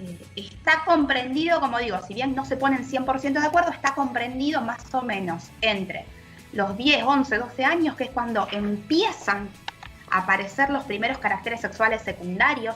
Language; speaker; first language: Spanish; native; Spanish